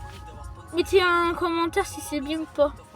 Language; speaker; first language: French; early bilingual, other home language; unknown